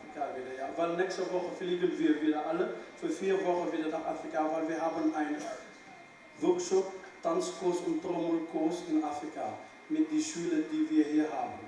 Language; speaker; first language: German; non-native, fluent; Wolof